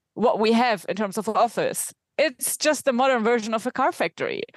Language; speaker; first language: English; non-native, fluent; German